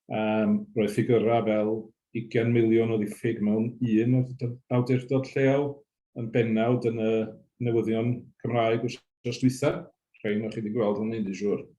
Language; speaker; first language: Welsh; native; Welsh